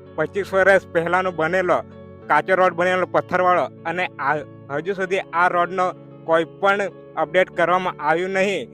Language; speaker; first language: Gujarati; non-native, local second language; Kukna